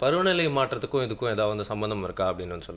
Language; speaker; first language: Tamil; native; Tamil